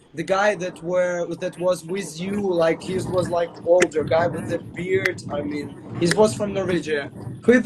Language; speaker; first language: English; non-native, fluent; Ukrainian